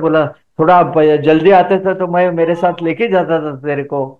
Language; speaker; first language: Hindi; non-native, local second language; Marathi